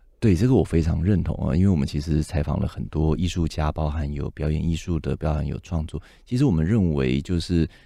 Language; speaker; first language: Chinese; native; Chinese